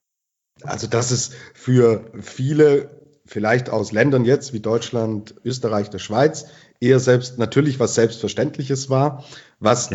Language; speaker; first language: German; native; German